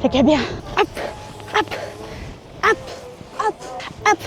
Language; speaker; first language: French; non-native, learner; Thai